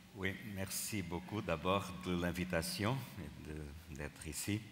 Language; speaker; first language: French; non-native, fluent; Portuguese